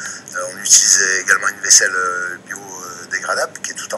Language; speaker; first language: French; native; French